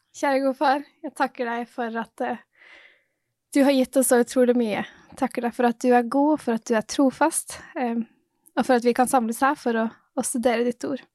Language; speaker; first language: Norwegian; native; Norwegian